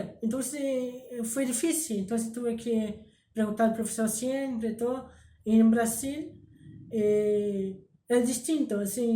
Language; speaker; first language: Spanish; early bilingual, heritage; Spanish